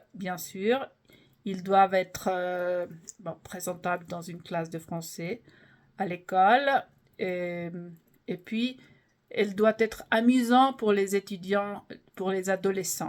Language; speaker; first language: French; non-native, fluent; English